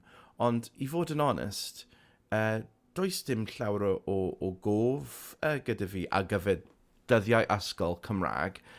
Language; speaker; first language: Welsh; non-native, local second language; English